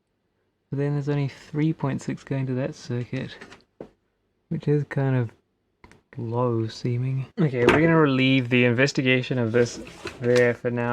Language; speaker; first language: English; native; English